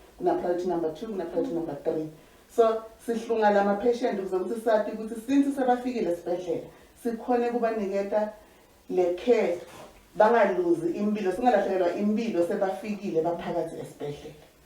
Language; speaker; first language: Zulu; non-native, local second language; Swati